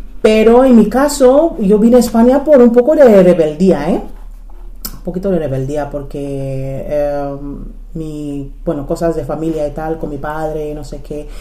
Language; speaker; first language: Spanish; non-native, fluent; English